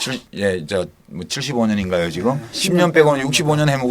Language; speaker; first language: Korean; native; Korean